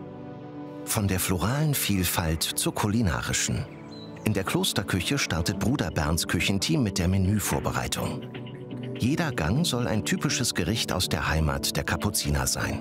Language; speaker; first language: German; native; German